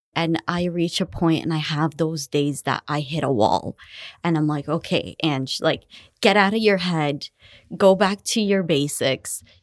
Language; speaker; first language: English; early bilingual, other home language; Arabic